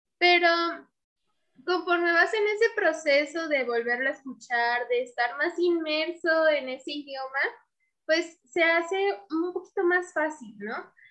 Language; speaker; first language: Spanish; native; Spanish